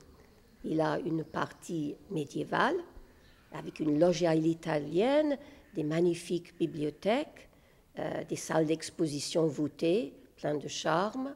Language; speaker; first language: French; non-native, fluent; English